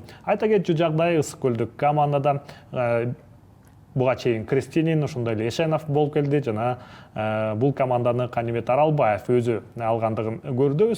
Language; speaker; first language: Kyrgyz; native; Kyrgyz